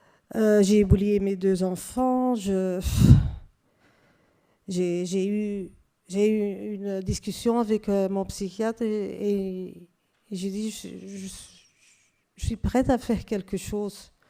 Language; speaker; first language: French; non-native, fluent; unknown